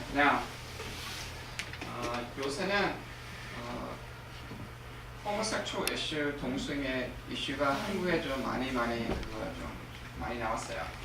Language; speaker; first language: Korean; early bilingual, heritage; English